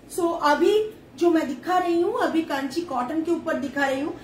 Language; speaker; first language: Hindi; non-native, local second language; Bangla